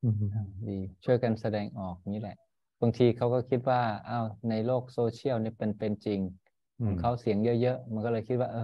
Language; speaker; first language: Thai; native; Thai